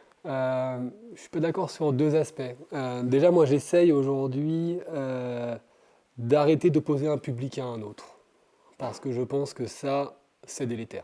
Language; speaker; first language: French; native; French